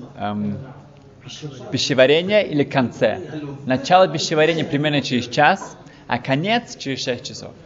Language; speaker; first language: Russian; early bilingual, heritage; Russian